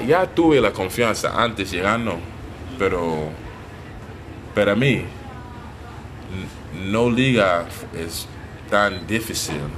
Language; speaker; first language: Spanish; non-native, learner; English